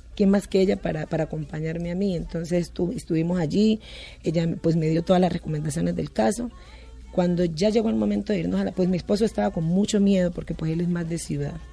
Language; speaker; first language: Spanish; native; Spanish